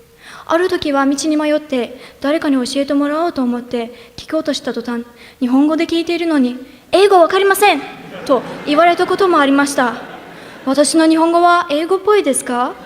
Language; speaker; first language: Japanese; non-native, fluent; Turkish